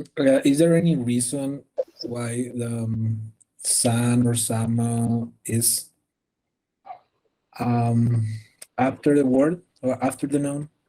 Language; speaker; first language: English; non-native, fluent; Spanish